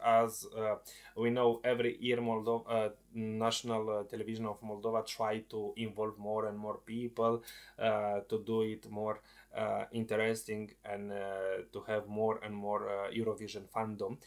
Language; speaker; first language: English; non-native, fluent; Romanian